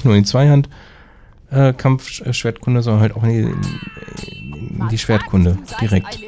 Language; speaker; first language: German; native; German